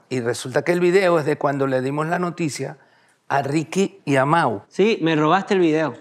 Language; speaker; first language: Spanish; native; Spanish